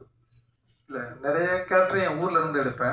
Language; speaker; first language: Tamil; native; Tamil